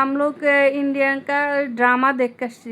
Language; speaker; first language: Hindi; non-native, learner; Bangla